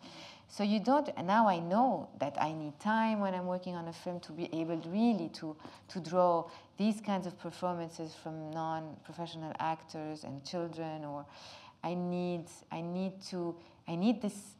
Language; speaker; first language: English; non-native, fluent; Arabic